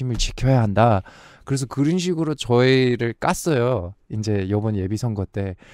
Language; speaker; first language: Korean; early bilingual, heritage; Korean